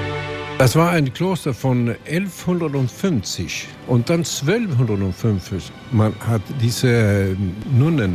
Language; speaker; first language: German; non-native, learner; Swedish